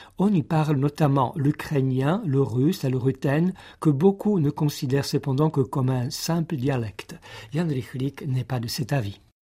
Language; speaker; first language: French; non-native, fluent; Czech